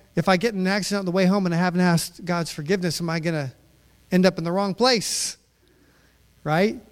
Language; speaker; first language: English; native; English